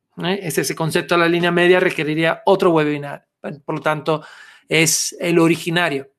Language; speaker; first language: Spanish; non-native, fluent; Italian